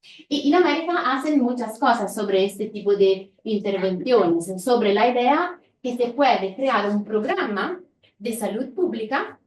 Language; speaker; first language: Spanish; non-native, fluent; Italian